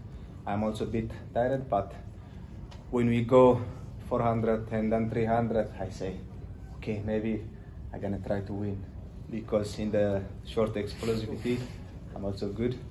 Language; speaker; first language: English; non-native, learner; Tigrinya